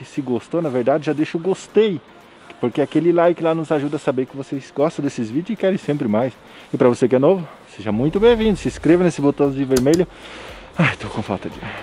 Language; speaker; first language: Portuguese; native; Portuguese